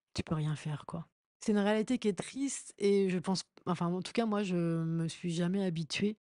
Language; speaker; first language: French; native; French